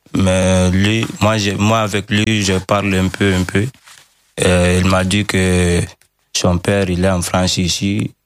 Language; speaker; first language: French; non-native, learner; Fula